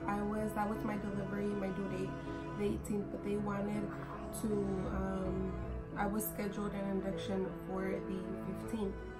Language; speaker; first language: English; early bilingual, other home language; Spanish